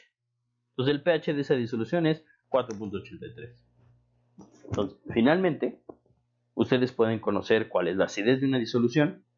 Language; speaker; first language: Spanish; native; Spanish